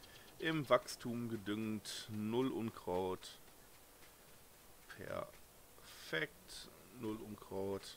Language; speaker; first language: German; native; German